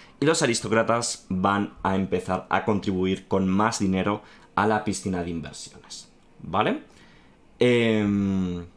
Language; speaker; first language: Spanish; native; Spanish